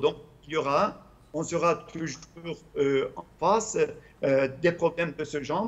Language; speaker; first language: French; non-native, fluent; Turkish